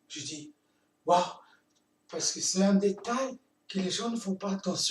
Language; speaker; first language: French; non-native, fluent; Portuguese